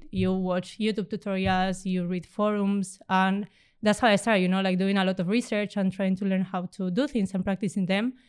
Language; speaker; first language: English; non-native, fluent; Spanish